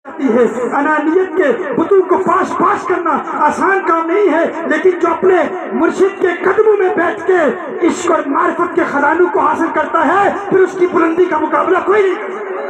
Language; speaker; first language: Urdu; early bilingual, heritage; English